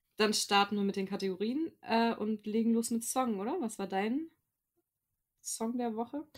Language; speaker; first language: German; native; German